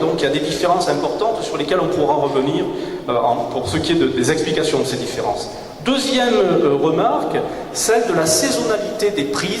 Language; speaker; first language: French; native; French